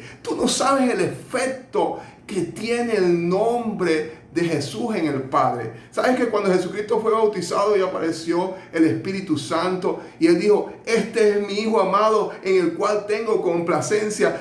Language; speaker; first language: Spanish; native; Spanish